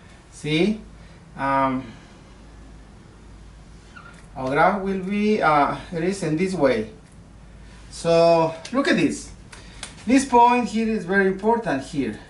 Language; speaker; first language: English; non-native, learner; Spanish